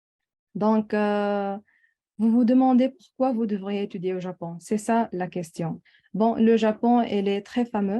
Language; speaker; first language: French; non-native, local second language; Arabic